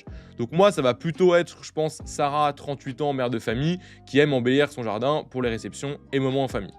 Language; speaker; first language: French; native; French